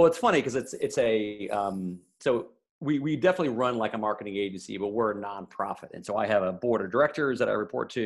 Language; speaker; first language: English; native; English